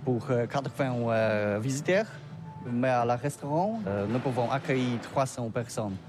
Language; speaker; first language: French; non-native, learner; Polish